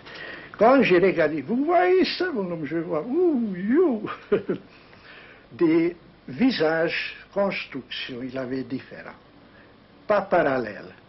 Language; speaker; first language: French; non-native, learner; Hungarian